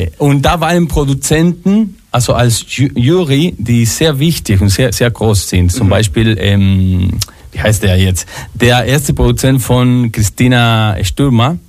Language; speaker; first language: German; non-native, fluent; Spanish